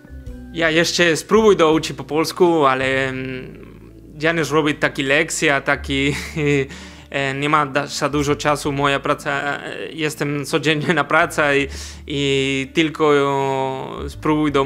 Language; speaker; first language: Polish; non-native, learner; Spanish